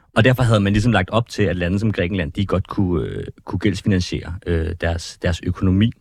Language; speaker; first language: Danish; native; Danish